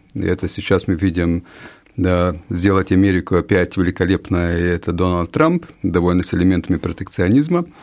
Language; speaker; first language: Russian; non-native, local second language; Latvian